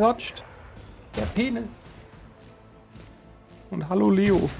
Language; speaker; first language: German; native; German